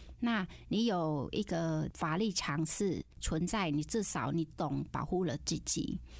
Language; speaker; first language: Chinese; non-native, fluent; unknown